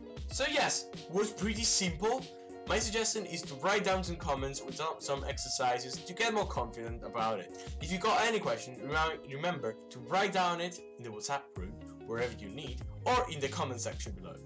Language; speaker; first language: English; non-native, fluent; Italian